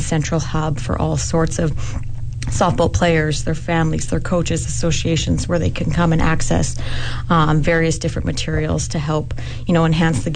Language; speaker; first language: English; native; English